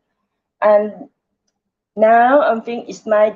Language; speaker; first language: English; non-native, learner; Thai